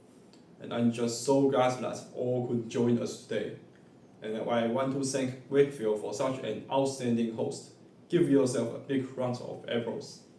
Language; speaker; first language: English; non-native, learner; Chinese